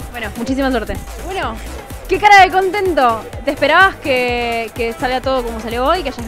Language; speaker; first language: Spanish; native; Spanish